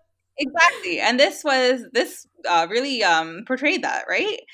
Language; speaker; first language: English; native; English